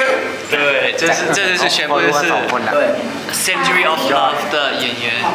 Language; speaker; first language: Chinese; non-native, fluent; Thai